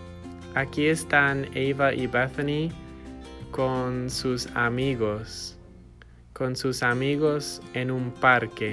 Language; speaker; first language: Spanish; non-native, fluent; English